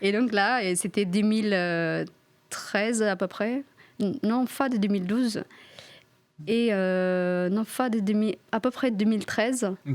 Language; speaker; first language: French; non-native, fluent; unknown